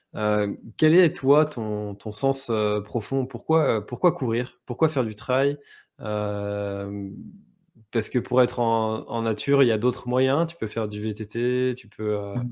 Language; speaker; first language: French; native; French